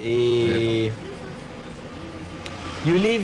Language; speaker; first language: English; non-native, learner; French